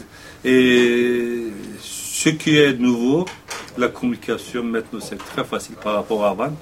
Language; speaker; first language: French; non-native, fluent; Kurdish